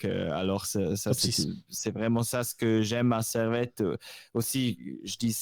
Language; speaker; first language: French; non-native, local second language; Swiss German